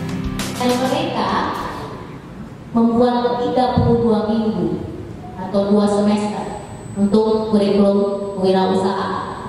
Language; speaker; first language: Indonesian; native; Indonesian